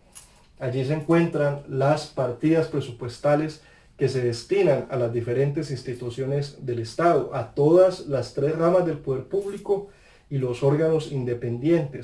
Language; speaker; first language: Spanish; native; Spanish